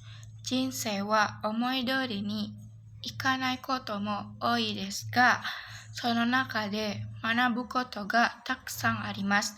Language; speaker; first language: Japanese; non-native, learner; Indonesian